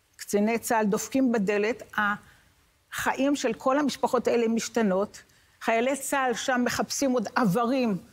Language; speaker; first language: Hebrew; native; Hebrew